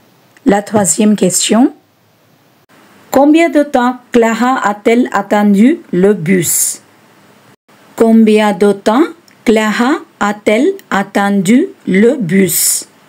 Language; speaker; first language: French; non-native, fluent; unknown